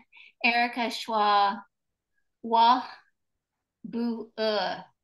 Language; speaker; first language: Chinese; non-native, learner; English